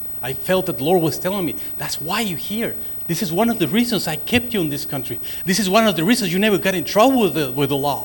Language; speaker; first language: English; non-native, fluent; Spanish